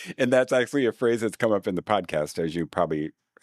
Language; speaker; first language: English; native; English